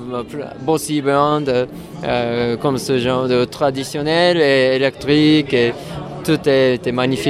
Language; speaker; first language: French; non-native, fluent; Japanese